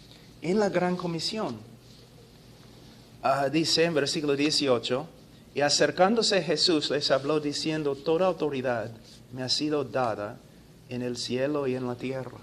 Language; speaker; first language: Spanish; non-native, fluent; English